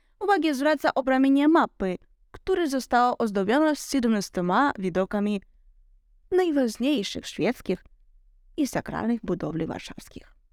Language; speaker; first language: Polish; non-native, learner; Ukrainian